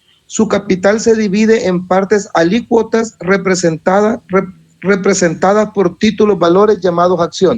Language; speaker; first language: Spanish; native; Spanish